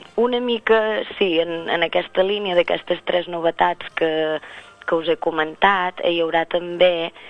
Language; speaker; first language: Catalan; native; Catalan